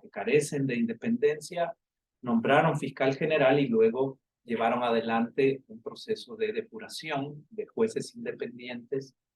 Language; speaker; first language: Spanish; native; Spanish